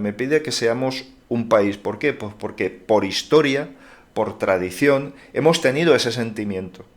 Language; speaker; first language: Spanish; non-native, local second language; Catalan